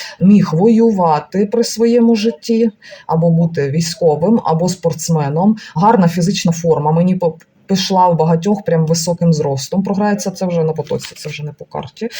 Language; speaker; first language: Ukrainian; non-native, local second language; Russian